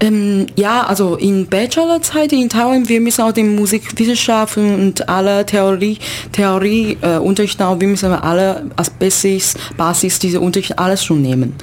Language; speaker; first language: German; non-native, learner; Chinese